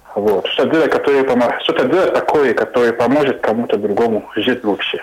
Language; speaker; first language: Russian; non-native, fluent; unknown